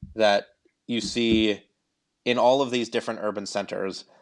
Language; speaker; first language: English; native; English